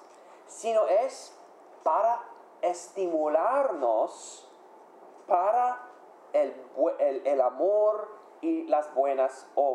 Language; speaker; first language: Spanish; non-native, fluent; English